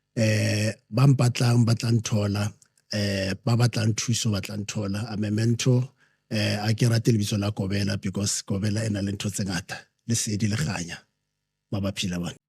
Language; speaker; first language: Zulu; non-native, local second language; Southern Sotho